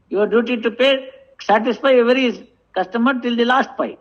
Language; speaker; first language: English; non-native, local second language; Kannada